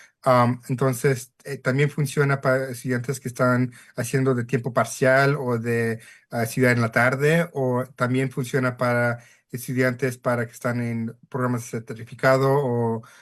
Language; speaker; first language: Spanish; early bilingual, heritage; Spanish